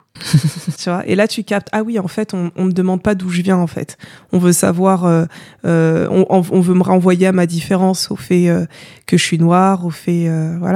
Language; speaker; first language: French; native; French